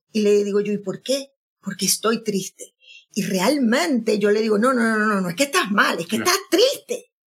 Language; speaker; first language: Spanish; native; Spanish